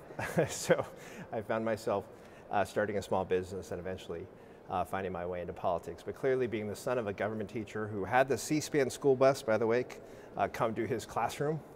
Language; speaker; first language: English; native; English